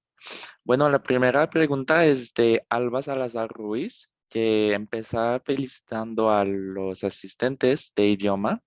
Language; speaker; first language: Spanish; non-native, fluent; French